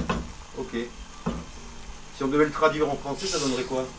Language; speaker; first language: French; native; French